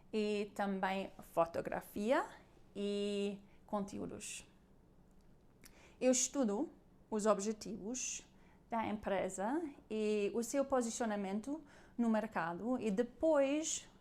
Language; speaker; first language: Portuguese; non-native, learner; German